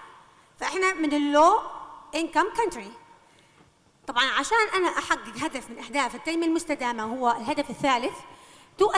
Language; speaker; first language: Arabic; native; Arabic